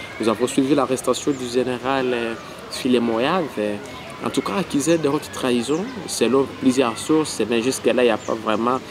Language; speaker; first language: French; non-native, local second language; Swahili